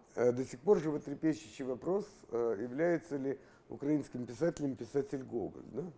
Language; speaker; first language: Russian; native; Russian